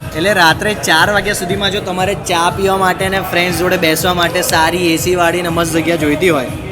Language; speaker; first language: Gujarati; native; Gujarati